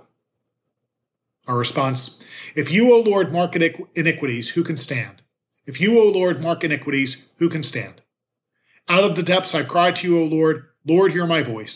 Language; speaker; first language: English; native; English